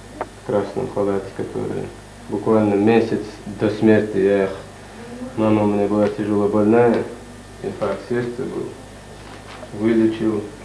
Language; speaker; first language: Russian; non-native, local second language; Chechen